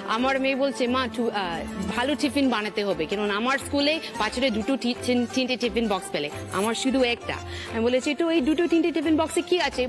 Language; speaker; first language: Bangla; non-native, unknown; English